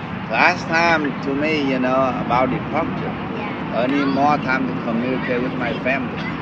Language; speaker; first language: English; non-native, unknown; Vietnamese